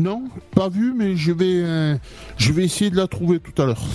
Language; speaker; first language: French; native; French